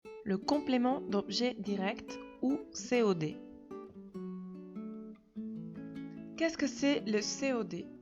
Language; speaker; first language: French; non-native, fluent; Spanish